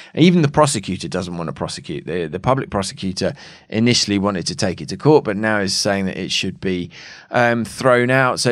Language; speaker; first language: English; native; English